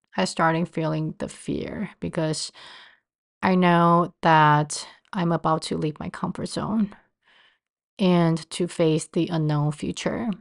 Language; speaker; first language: English; non-native, fluent; Chinese